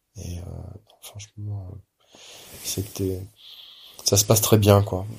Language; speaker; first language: French; native; French